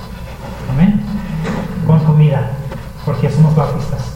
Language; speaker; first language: Spanish; non-native, learner; English